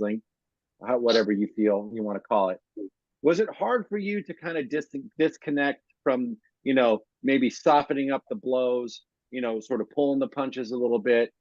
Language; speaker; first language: English; native; English